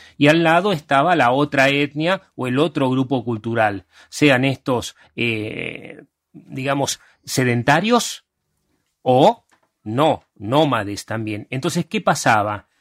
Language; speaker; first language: Spanish; early bilingual, other home language; Hungarian